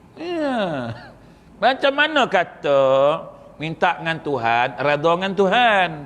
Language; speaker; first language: Malay; native; Malay